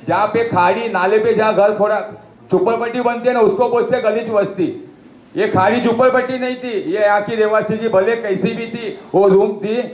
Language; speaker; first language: Hindi; non-native, local second language; Marathi